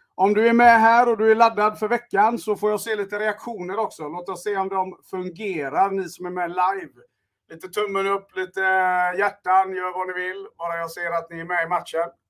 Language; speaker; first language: Swedish; early bilingual, other home language; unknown